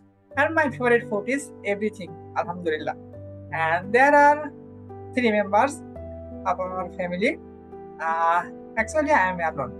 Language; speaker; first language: English; non-native, learner; Bangla